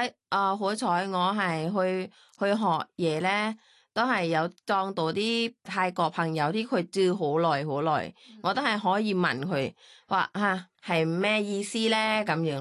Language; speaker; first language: Cantonese; non-native, learner; Thai